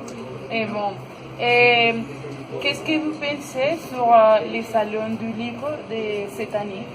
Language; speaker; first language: French; non-native, learner; Spanish